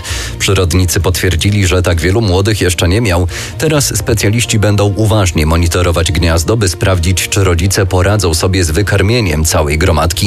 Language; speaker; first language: Polish; native; Polish